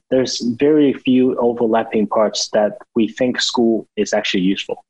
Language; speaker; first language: English; non-native, local second language; Cantonese